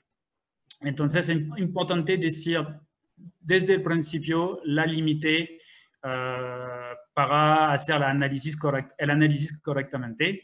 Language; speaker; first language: Spanish; non-native, fluent; French